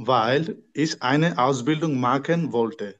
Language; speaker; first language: German; non-native, learner; Bangla